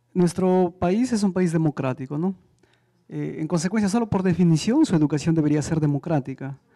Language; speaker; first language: Spanish; native; Spanish